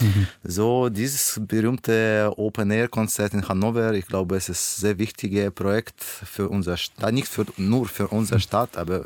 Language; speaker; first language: German; non-native, learner; Russian